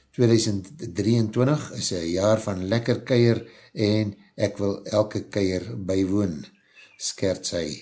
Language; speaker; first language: Afrikaans; native; Afrikaans